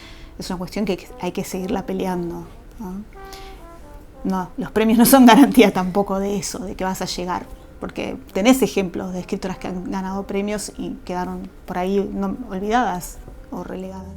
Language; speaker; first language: Spanish; native; Spanish